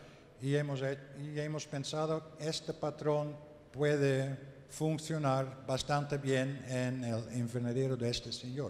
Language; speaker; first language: Spanish; non-native, learner; Dutch